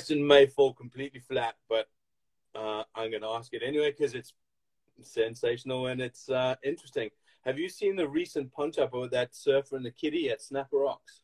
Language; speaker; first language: English; native; English